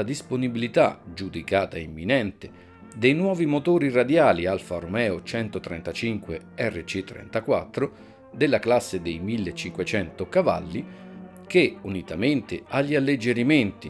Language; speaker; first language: Italian; native; Italian